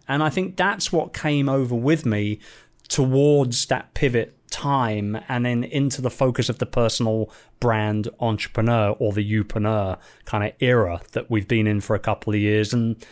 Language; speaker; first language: English; native; English